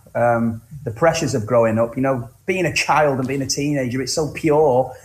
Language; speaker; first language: English; native; English